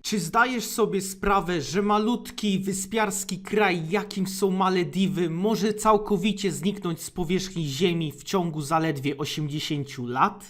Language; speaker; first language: Polish; native; Polish